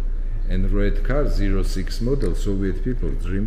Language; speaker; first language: English; non-native, learner; Georgian